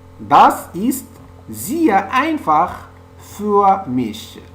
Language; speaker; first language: German; non-native, fluent; French